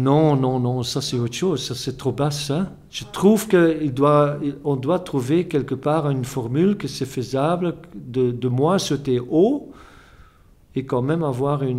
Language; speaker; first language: French; non-native, fluent; Dutch